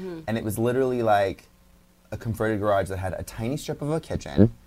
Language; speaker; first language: English; early bilingual, other home language; Spanish